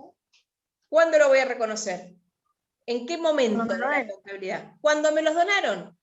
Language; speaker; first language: Spanish; native; Spanish